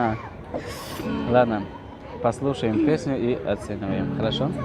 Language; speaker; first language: Russian; non-native, local second language; Tajik